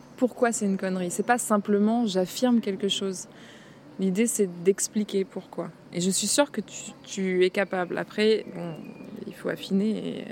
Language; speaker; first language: French; native; French